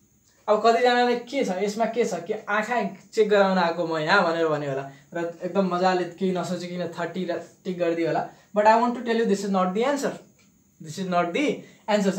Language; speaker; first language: Nepali; native; Nepali